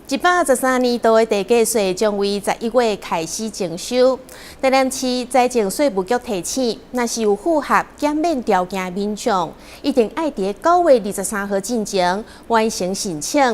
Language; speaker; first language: Chinese; native; Chinese